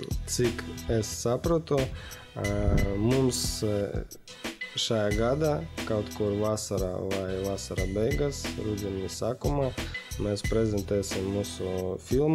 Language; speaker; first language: Latvian; non-native, local second language; Russian